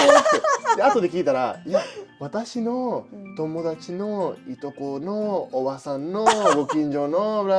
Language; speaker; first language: Japanese; non-native, fluent; Spanish